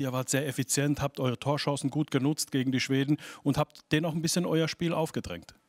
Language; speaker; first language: German; native; German